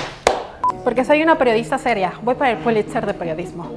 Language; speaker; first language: Spanish; native; Spanish